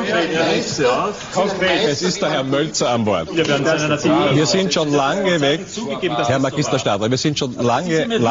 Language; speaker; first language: German; native; German